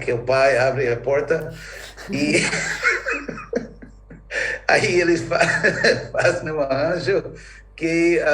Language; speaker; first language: Portuguese; non-native, fluent; English